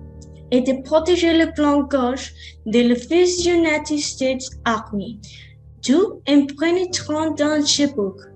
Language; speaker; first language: French; non-native, learner; Spanish